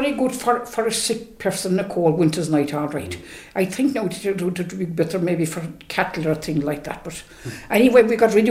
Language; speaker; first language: English; native; English